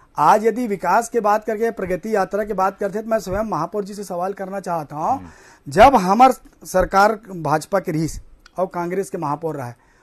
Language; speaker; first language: Hindi; native; Hindi